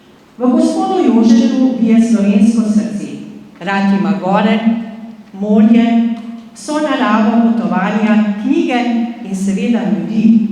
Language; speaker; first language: Slovenian; native; Slovenian